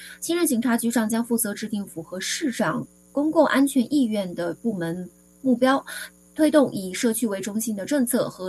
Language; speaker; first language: Chinese; native; Chinese